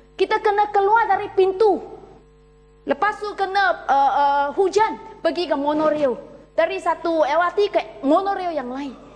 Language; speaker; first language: Malay; non-native, local second language; Chinese